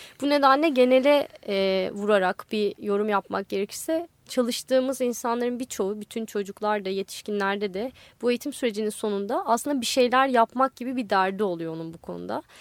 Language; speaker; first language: Turkish; native; Turkish